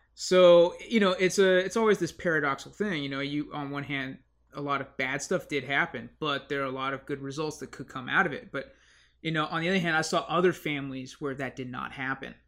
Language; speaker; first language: English; native; English